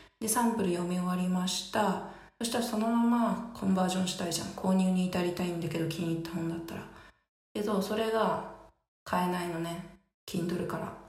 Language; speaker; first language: Japanese; native; Japanese